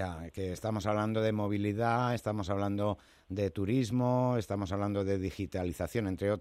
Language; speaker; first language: Spanish; native; Spanish